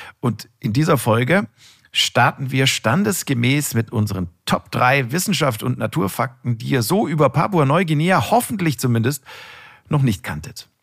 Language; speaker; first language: German; native; German